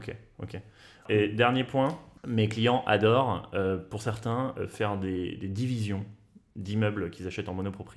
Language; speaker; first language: French; native; French